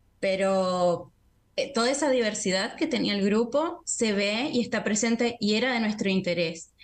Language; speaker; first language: Spanish; native; Spanish